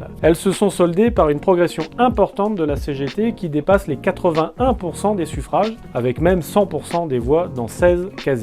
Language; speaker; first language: French; native; French